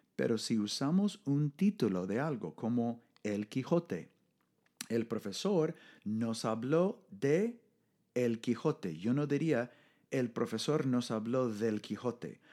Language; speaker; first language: Spanish; non-native, fluent; English